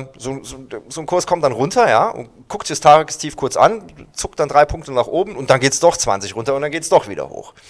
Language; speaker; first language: German; native; German